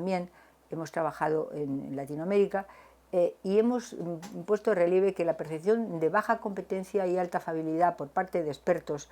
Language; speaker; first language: Spanish; native; Spanish